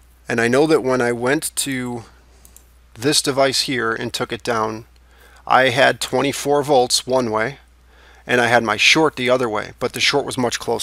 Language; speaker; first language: English; native; English